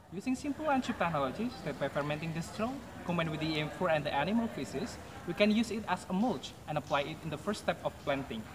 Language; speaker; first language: English; non-native, fluent; Indonesian